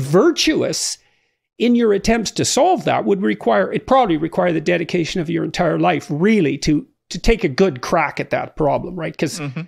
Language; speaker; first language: English; native; English